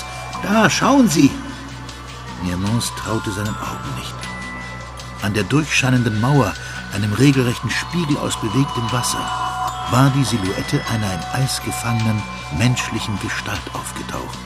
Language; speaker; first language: German; native; German